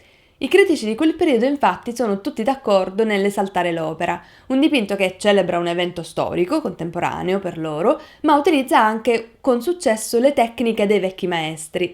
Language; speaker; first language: Italian; native; Italian